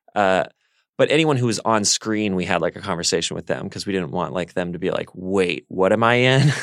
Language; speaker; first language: English; native; English